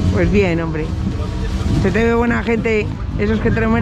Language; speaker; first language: Spanish; native; Spanish